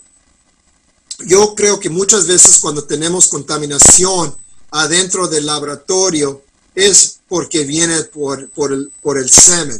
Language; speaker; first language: Spanish; non-native, fluent; English